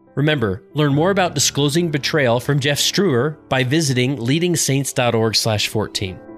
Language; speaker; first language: English; native; English